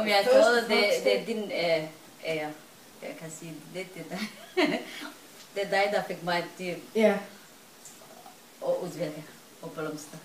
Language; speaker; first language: Danish; non-native, learner; Somali